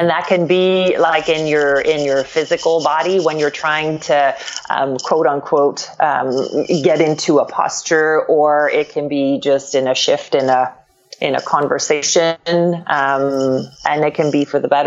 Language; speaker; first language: English; non-native, fluent; French